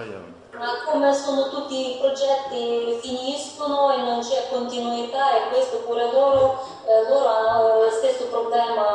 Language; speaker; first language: Italian; non-native, fluent; Ukrainian